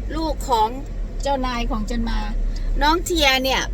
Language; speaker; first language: Thai; non-native, local second language; Northeastern Thai